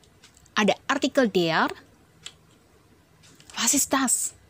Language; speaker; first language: German; non-native, learner; Indonesian